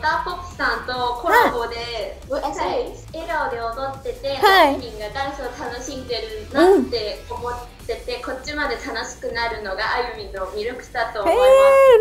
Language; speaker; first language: Japanese; non-native, fluent; Cantonese